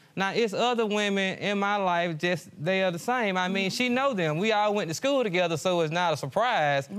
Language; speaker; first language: English; native; English